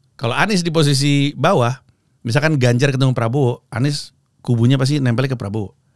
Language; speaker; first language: Indonesian; native; Indonesian